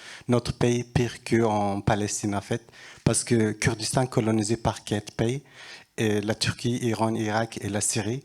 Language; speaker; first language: French; non-native, learner; Kurdish